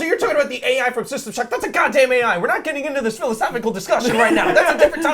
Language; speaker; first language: English; native; English